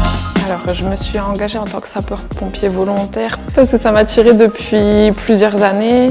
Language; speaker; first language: French; native; French